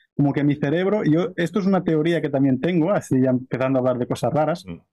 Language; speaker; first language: Spanish; native; Spanish